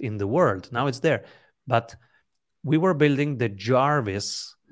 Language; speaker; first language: English; non-native, fluent; Italian